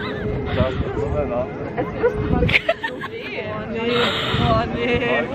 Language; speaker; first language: German; native; German